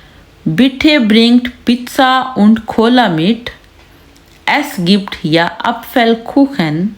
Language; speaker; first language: German; non-native, learner; Urdu